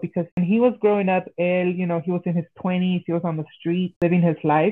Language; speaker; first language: English; early bilingual, other home language; Spanish